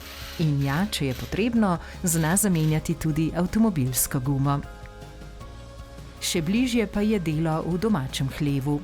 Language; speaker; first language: Slovenian; native; Slovenian